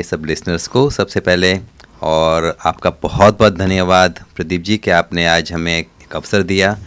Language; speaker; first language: Hindi; non-native, local second language; Punjabi